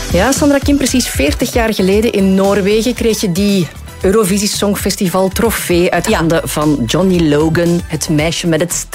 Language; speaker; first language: Dutch; native; Dutch